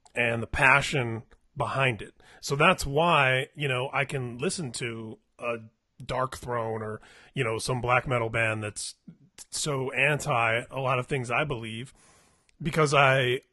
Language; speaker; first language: English; native; English